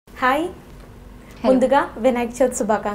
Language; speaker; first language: Telugu; native; Telugu